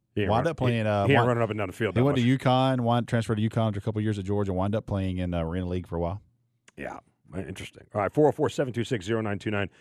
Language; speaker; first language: English; native; English